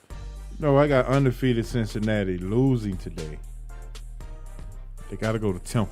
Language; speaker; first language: English; native; English